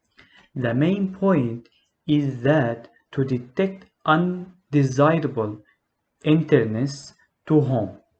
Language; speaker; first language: English; non-native, learner; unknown